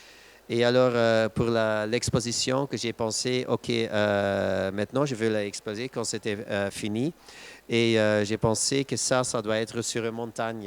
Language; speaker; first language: French; non-native, local second language; Dutch